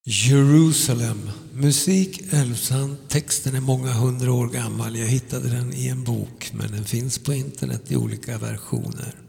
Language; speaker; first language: Swedish; native; Swedish